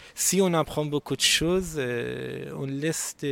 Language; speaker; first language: French; non-native, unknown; Persian